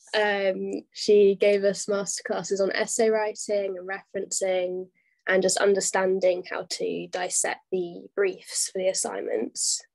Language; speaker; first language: English; native; English